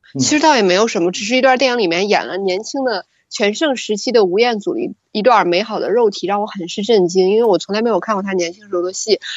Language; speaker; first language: Chinese; native; Chinese